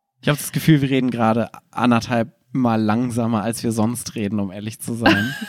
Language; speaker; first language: German; native; German